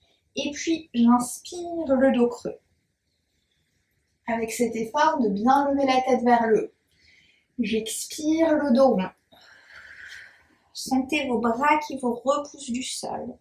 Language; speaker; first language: French; native; French